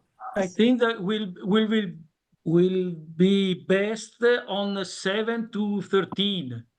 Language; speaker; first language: English; non-native, learner; Italian